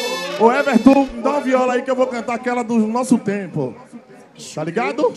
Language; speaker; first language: Portuguese; native; Portuguese